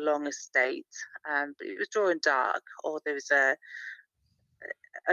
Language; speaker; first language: English; native; English